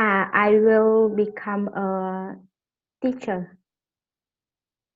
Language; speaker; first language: English; non-native, learner; Vietnamese